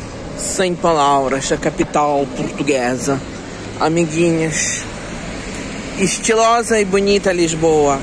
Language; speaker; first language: Portuguese; non-native, fluent; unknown